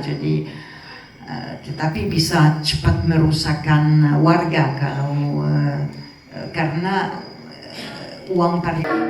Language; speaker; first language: Indonesian; non-native, fluent; French